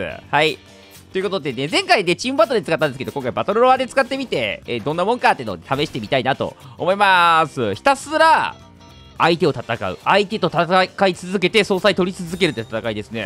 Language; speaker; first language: Japanese; native; Japanese